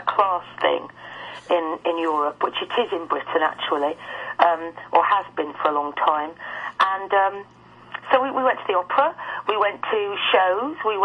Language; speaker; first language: English; native; English